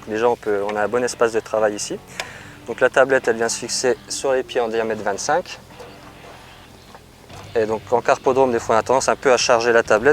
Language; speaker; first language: French; native; French